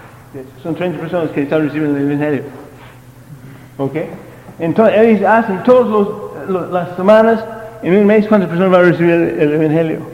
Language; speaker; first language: Spanish; non-native, learner; English